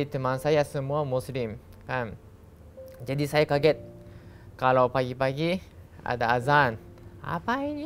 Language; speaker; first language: Indonesian; non-native, learner; Japanese